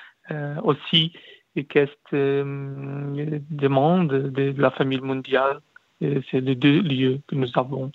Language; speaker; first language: French; non-native, learner; Portuguese